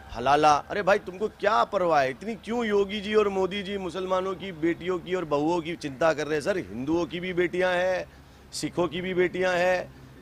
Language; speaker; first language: Hindi; native; Hindi